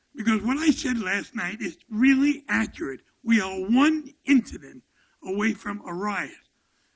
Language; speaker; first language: English; native; English